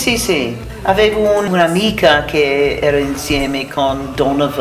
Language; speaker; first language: Italian; non-native, learner; English